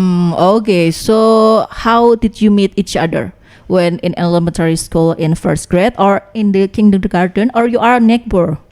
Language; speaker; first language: English; non-native, learner; Indonesian